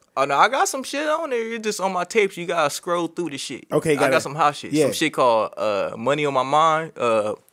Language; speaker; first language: English; native; English